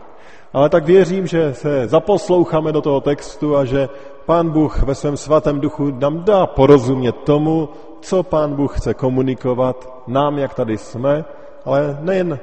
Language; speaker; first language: Czech; native; Czech